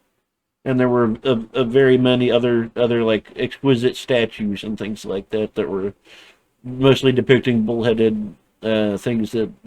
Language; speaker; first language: English; native; English